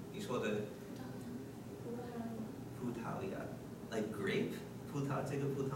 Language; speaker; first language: Chinese; non-native, learner; English